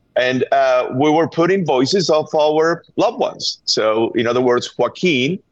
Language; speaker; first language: English; non-native, fluent; Spanish